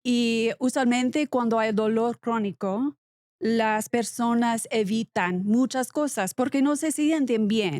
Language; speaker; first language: Spanish; non-native, learner; English